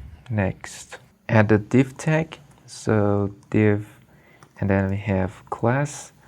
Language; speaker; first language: English; non-native, fluent; Persian